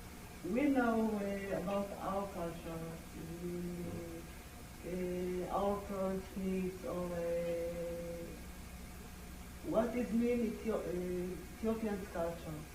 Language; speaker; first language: English; non-native, learner; Amharic